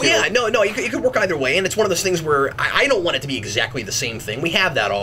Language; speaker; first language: English; native; English